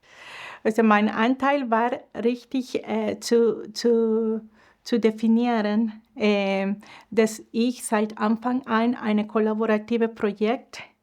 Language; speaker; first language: German; non-native, fluent; Spanish